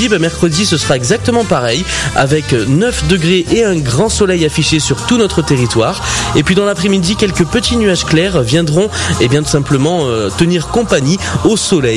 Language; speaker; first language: French; native; French